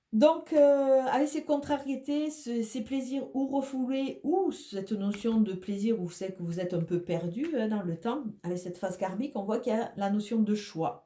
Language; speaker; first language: French; native; French